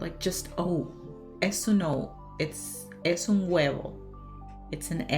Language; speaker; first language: Spanish; non-native, learner; English